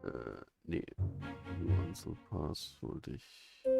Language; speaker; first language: German; native; German